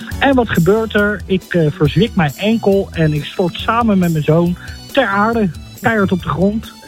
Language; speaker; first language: Dutch; native; Dutch